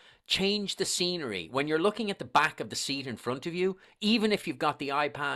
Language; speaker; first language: English; native; English